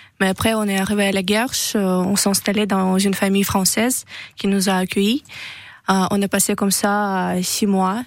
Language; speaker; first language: French; non-native, learner; Russian